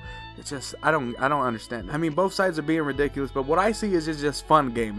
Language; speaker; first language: English; native; English